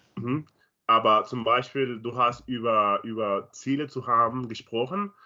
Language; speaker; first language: German; non-native, learner; Spanish